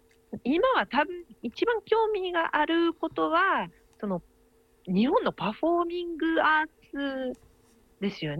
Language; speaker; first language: Japanese; non-native, fluent; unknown